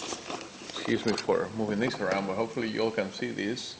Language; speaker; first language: English; native; English